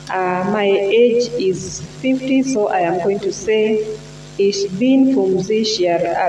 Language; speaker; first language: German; non-native, learner; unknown